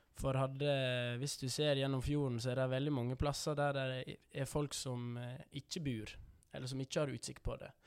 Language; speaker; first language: Norwegian; early bilingual, other home language; Dutch